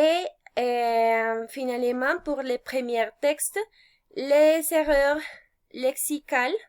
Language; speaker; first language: French; non-native, fluent; Spanish